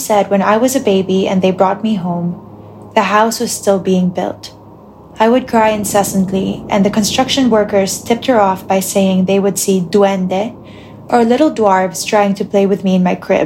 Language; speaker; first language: English; non-native, local second language; Filipino